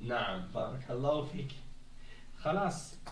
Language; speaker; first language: Arabic; non-native, fluent; French